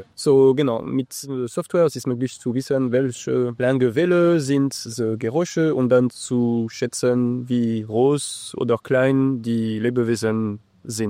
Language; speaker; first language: German; non-native, learner; English